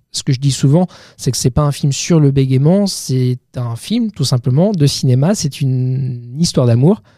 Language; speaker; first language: French; native; French